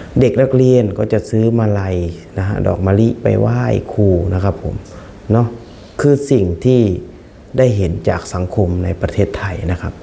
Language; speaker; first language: Thai; non-native, fluent; Khmer